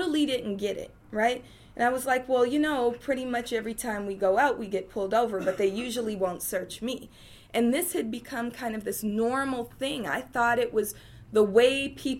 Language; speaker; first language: English; native; English